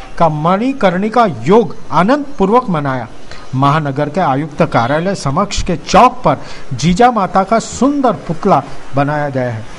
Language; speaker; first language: Hindi; non-native, local second language; Marathi